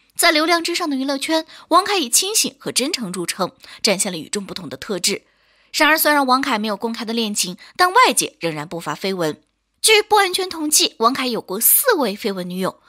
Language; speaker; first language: Chinese; native; Chinese